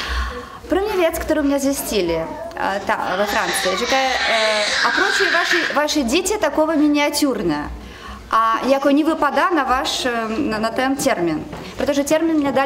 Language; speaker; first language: Czech; non-native, learner; Russian